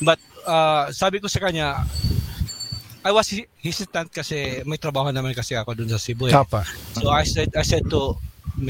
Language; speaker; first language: English; non-native, local second language; Cebuano